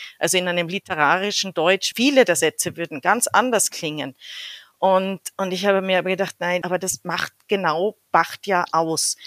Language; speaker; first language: German; native; German